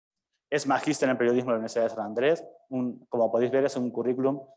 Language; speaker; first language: Spanish; native; Spanish